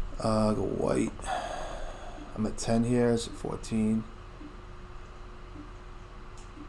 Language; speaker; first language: English; native; English